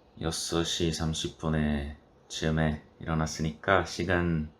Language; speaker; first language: Korean; non-native, learner; Portuguese